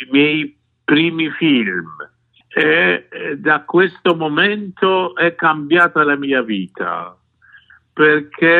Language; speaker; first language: Italian; non-native, fluent; Polish